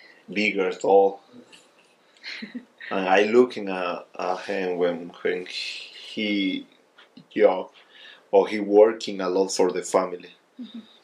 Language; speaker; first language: English; non-native, learner; Spanish